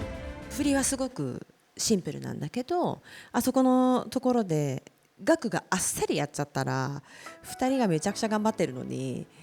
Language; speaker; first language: Japanese; native; Japanese